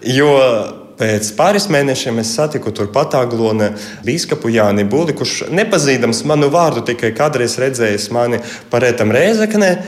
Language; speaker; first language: Latvian; early bilingual, heritage; Russian